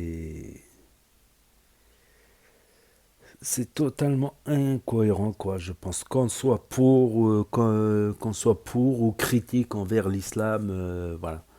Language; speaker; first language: French; native; French